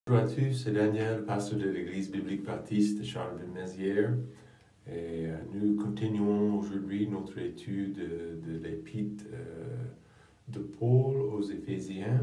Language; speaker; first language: French; non-native, fluent; English